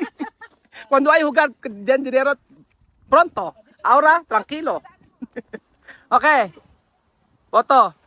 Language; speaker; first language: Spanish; non-native, learner; Filipino